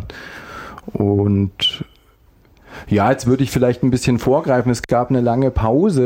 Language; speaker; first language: German; native; German